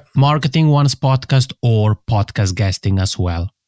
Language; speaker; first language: English; non-native, fluent; Italian